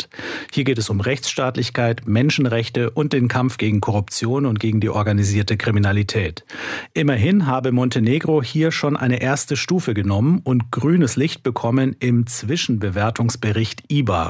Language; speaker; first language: German; native; German